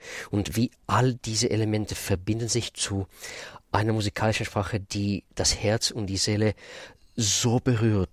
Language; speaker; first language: German; non-native, fluent; Russian